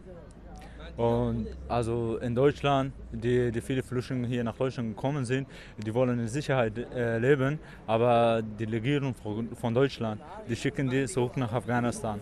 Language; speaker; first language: German; non-native, fluent; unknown